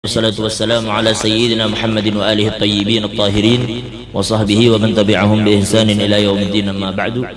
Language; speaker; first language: Indonesian; non-native, local second language; Banjar